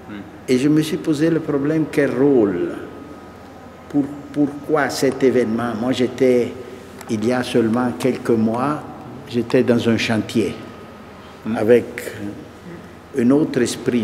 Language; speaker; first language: French; non-native, fluent; Italian